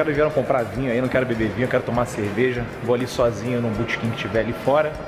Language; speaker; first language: Portuguese; native; Portuguese